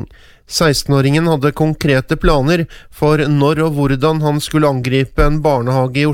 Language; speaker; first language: Norwegian; native; Norwegian